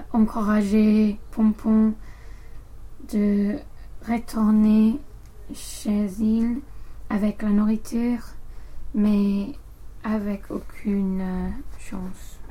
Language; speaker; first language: French; non-native, learner; English